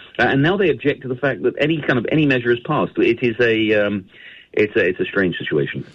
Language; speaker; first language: English; native; English